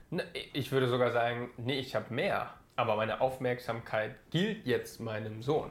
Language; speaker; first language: German; native; German